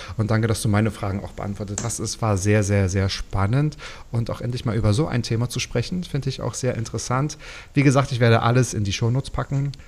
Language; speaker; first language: German; native; German